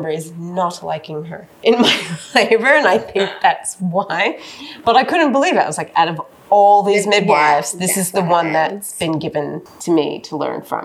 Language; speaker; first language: English; native; English